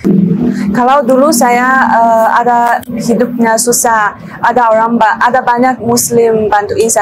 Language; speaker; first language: Indonesian; non-native, learner; Chinese